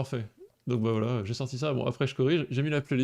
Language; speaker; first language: French; native; French